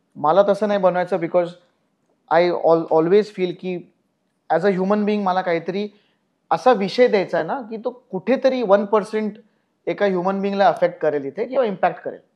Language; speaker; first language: Marathi; native; Marathi